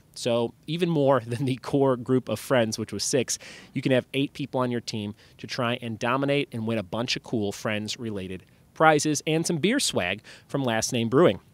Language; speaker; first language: English; native; English